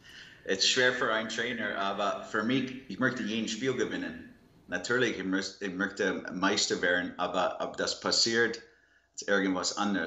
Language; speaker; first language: German; non-native, learner; English